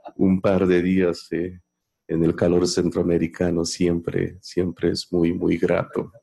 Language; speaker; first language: Spanish; non-native, fluent; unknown